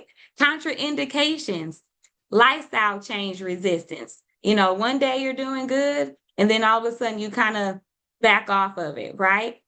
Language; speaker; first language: English; native; English